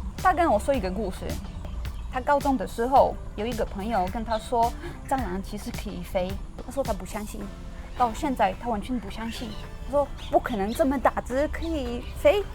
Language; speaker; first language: Chinese; non-native, learner; Polish